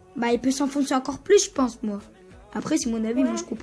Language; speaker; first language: French; early bilingual, other home language; Turkish